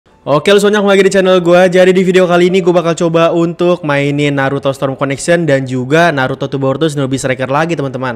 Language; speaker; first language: Indonesian; native; Indonesian